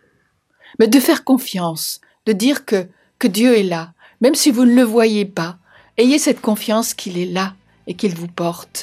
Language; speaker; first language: French; native; French